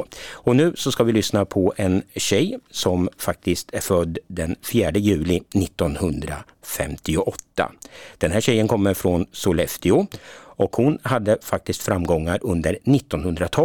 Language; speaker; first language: Swedish; native; Swedish